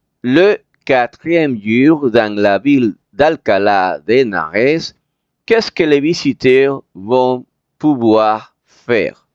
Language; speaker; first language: French; non-native, fluent; Spanish